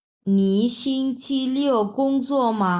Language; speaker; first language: Chinese; non-native, fluent; Bangla